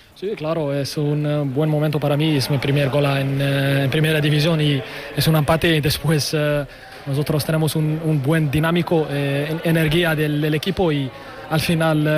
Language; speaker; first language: Spanish; non-native, learner; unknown